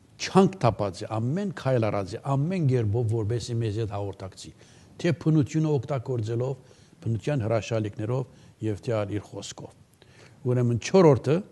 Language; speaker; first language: Armenian; early bilingual, heritage; Armenian